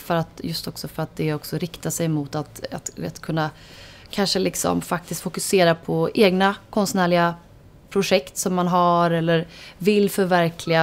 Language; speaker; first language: Swedish; native; Swedish